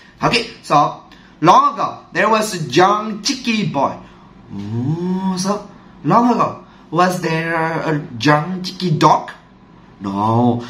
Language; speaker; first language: English; non-native, fluent; Vietnamese